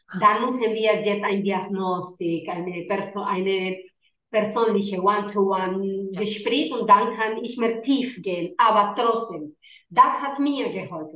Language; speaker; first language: German; non-native, learner; Spanish